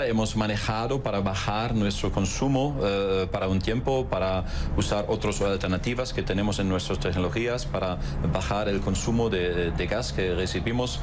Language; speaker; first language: Spanish; non-native, fluent; German